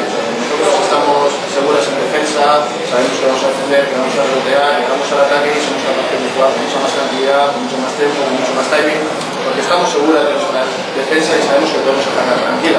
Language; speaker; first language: Spanish; native; Spanish